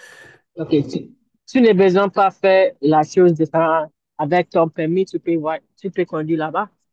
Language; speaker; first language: French; non-native, learner; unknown